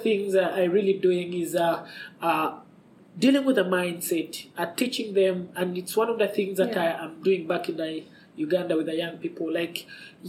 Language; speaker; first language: English; non-native, local second language; Ganda